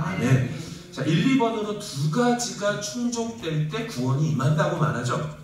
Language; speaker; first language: Korean; native; Korean